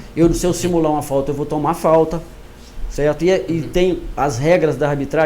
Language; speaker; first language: Portuguese; native; Portuguese